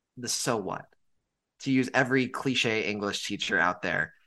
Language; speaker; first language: English; native; English